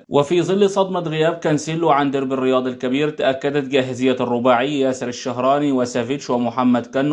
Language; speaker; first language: Arabic; native; Arabic